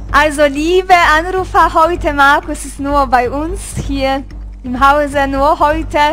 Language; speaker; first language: German; non-native, fluent; Hungarian